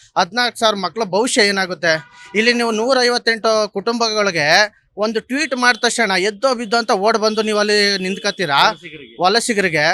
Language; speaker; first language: Kannada; native; Kannada